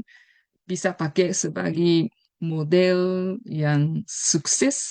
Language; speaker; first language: Indonesian; non-native, fluent; Japanese